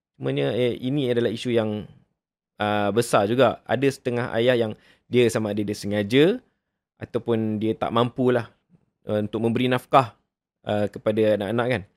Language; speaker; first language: Malay; native; Malay